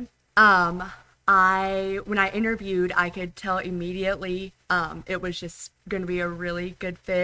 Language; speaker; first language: English; native; English